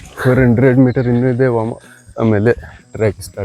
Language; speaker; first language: Kannada; non-native, local second language; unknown